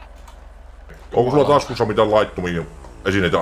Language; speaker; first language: Finnish; native; Finnish